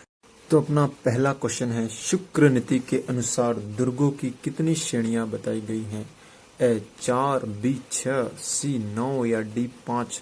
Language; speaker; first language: Hindi; native; Hindi